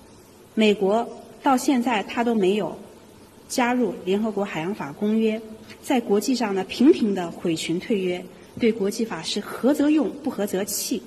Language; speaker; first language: Chinese; native; Chinese